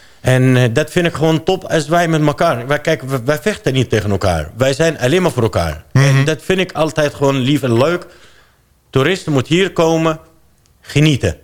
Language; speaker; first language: Dutch; non-native, fluent; Arabic